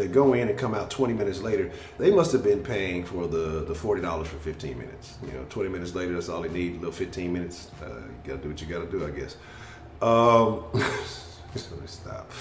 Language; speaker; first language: English; native; English